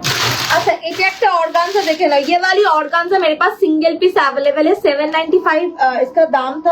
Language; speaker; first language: Hindi; non-native, local second language; Bangla